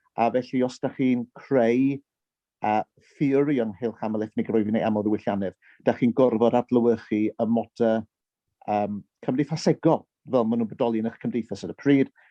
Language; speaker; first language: Welsh; early bilingual, heritage; Welsh